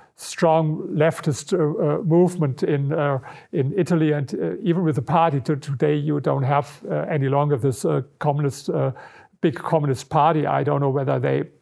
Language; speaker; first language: English; non-native, fluent; German